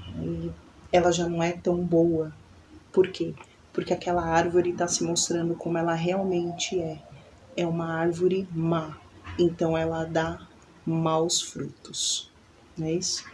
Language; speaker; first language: Portuguese; native; Portuguese